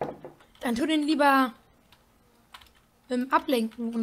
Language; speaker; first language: German; native; German